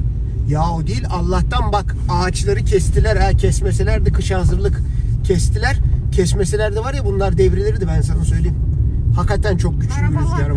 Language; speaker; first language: Turkish; native; Turkish